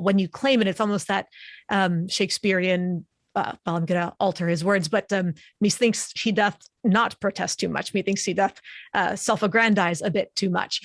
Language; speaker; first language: English; native; English